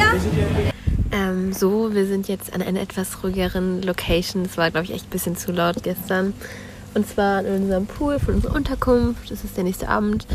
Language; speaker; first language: German; native; German